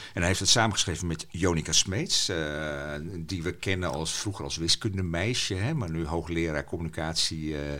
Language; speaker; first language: Dutch; non-native, local second language; Western Frisian